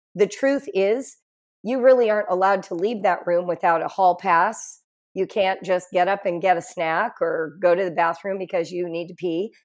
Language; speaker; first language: English; native; English